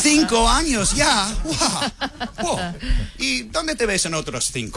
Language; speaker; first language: Spanish; non-native, fluent; English